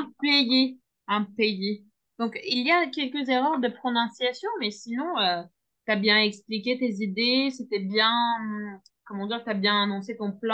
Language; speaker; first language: French; non-native, fluent; Turkish